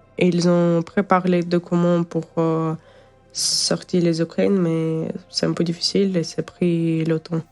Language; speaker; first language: French; non-native, learner; Ukrainian